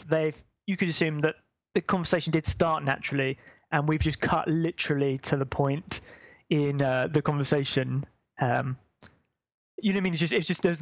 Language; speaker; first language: English; native; English